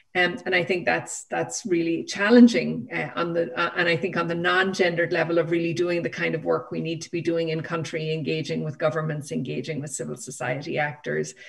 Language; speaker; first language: English; native; English